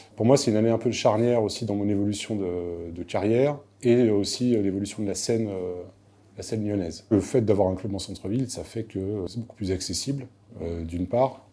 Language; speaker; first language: French; native; French